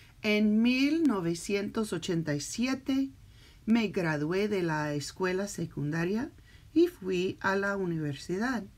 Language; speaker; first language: Spanish; early bilingual, heritage; Spanish